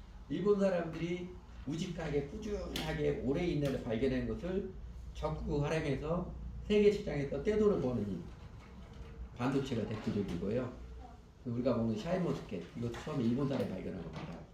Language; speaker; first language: Korean; native; Korean